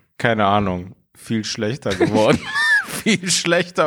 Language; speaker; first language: German; early bilingual, other home language; Persian